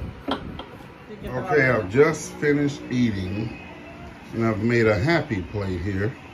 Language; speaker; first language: English; native; English